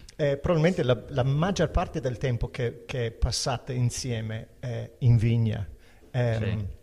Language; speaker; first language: Italian; non-native, fluent; English